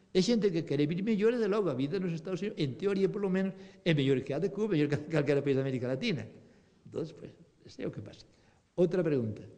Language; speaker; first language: Spanish; non-native, local second language; Galician